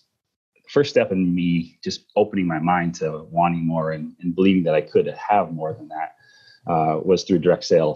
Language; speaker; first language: English; native; English